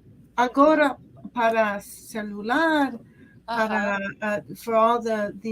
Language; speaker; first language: Portuguese; non-native, learner; English